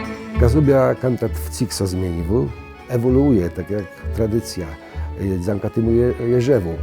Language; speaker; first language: Polish; native; Polish